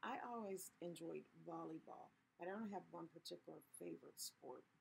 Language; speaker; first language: English; native; English